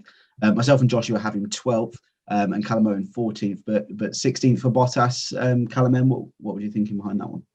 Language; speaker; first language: English; native; English